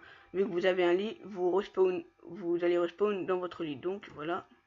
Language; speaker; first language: French; native; French